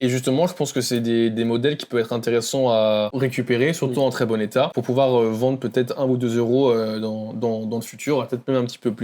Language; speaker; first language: French; native; French